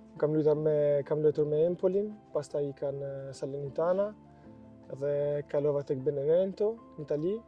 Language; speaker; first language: Albanian; early bilingual, heritage; Albanian